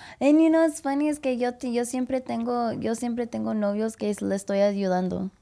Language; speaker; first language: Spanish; early bilingual, heritage; English